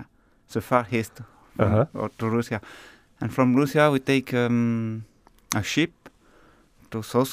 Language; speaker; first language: English; non-native, learner; French